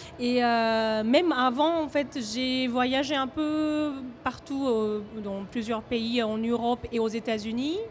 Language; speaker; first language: French; non-native, fluent; Japanese